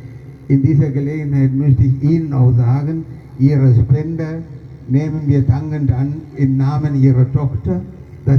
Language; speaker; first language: German; non-native, fluent; Tamil